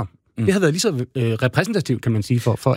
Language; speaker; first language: Danish; native; Danish